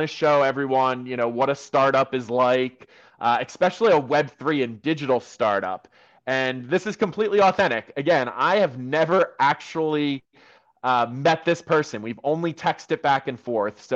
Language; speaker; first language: English; native; English